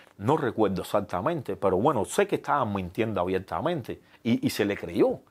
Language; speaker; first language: Spanish; native; Spanish